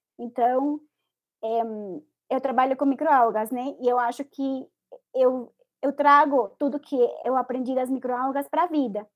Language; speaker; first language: Portuguese; non-native, fluent; Spanish